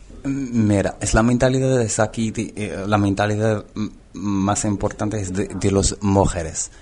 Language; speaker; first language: Spanish; non-native, learner; Arabic